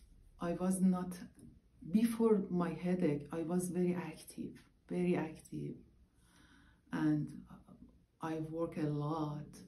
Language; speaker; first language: English; non-native, learner; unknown